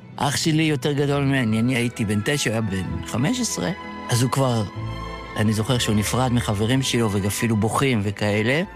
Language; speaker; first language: Hebrew; early bilingual, other home language; Yiddish